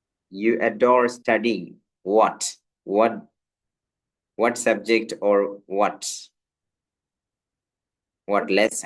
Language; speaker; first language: English; non-native, local second language; Malayalam